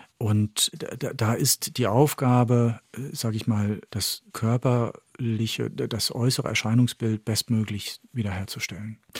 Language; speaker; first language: German; early bilingual, heritage; French